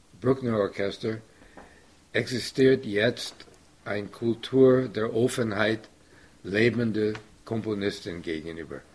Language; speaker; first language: German; non-native, fluent; English